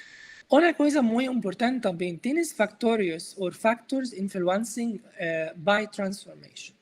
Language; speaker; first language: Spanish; non-native, learner; Arabic